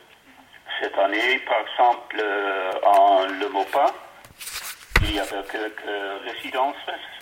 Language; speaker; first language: French; non-native, learner; Dutch